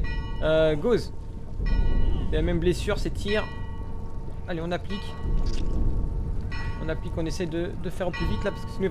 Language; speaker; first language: French; native; French